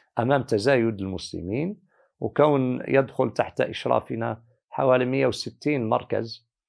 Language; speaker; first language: Arabic; native; Arabic